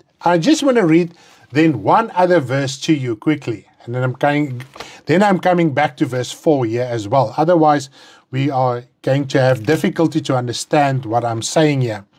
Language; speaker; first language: English; non-native, local second language; Afrikaans